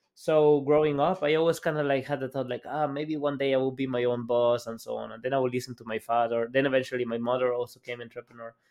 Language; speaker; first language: English; non-native, fluent; Spanish